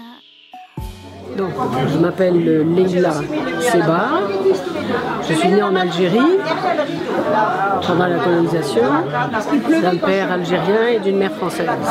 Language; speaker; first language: French; native; French